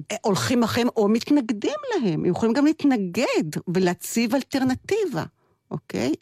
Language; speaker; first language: Hebrew; native; Hebrew